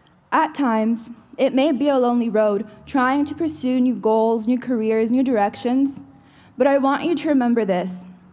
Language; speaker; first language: English; early bilingual, other home language; Spanish